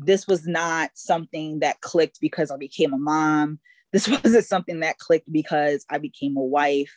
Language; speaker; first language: English; native; English